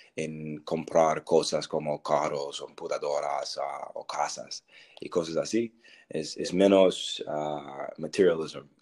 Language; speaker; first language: Spanish; non-native, learner; English